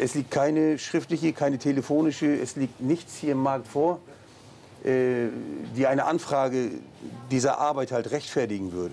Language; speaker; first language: German; native; German